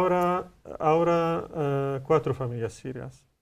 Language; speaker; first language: Spanish; non-native, learner; Arabic